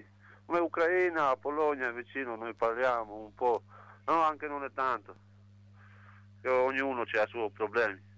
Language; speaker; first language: Italian; non-native, learner; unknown